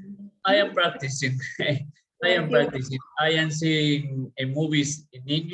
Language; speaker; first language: English; non-native, learner; Spanish